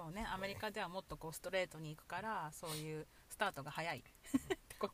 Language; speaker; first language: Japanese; native; Japanese